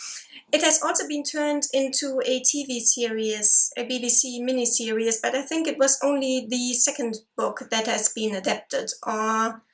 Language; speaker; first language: English; non-native, fluent; German